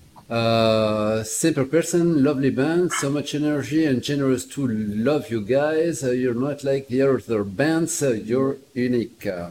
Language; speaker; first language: English; non-native, learner; Arabic